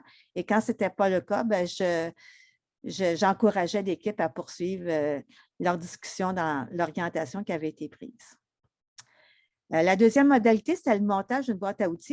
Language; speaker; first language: French; native; French